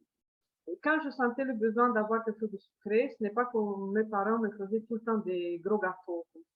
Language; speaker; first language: French; non-native, fluent; Romanian